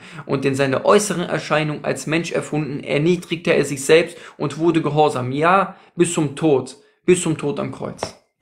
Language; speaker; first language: German; native; German